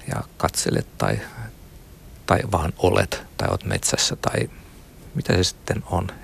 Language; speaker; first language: Finnish; native; Finnish